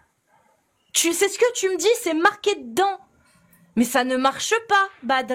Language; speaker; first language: French; native; French